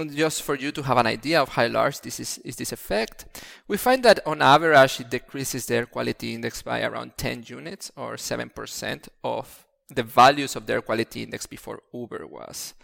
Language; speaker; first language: English; non-native, fluent; Spanish